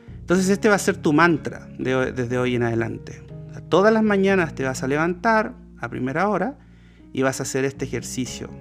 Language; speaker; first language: Spanish; native; Spanish